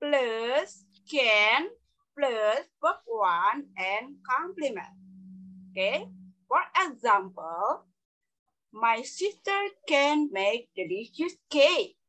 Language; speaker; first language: English; non-native, learner; Indonesian